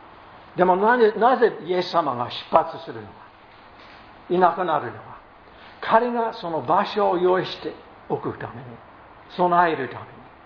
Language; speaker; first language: Japanese; non-native, fluent; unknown